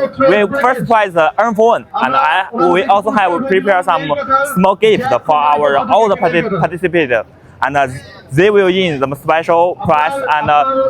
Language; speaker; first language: English; non-native, learner; Chinese